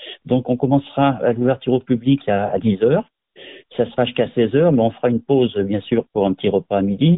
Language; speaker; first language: French; native; French